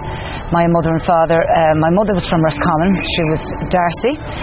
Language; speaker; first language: English; native; English